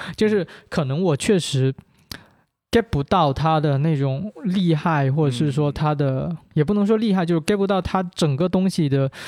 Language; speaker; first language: Chinese; non-native, local second language; Min Nan Chinese